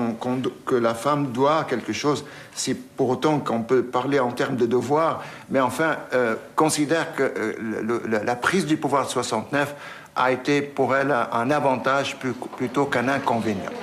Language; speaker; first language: French; native; French